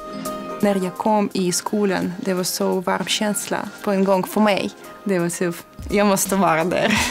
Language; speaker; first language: Swedish; non-native, fluent; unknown